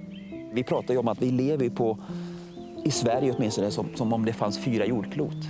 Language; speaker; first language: Swedish; native; Swedish